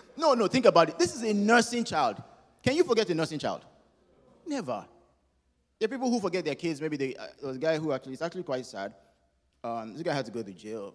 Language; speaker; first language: English; non-native, local second language; Yoruba